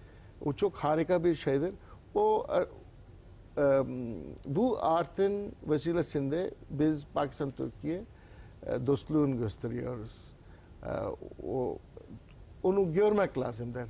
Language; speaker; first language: Turkish; non-native, learner; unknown